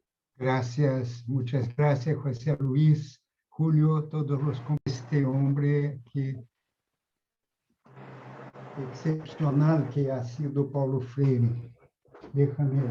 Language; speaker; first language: Spanish; non-native, fluent; Portuguese